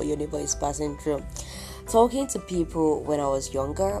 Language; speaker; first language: English; non-native, local second language; Yoruba